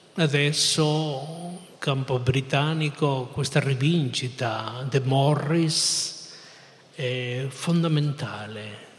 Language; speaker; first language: Italian; non-native, fluent; Spanish